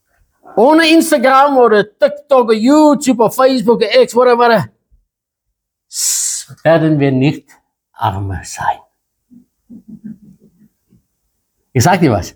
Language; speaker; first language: German; non-native, fluent; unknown